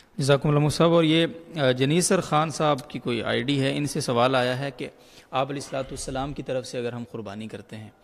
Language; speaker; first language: Urdu; native; Urdu